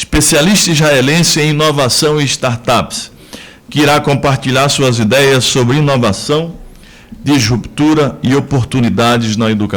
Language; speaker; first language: Portuguese; native; Portuguese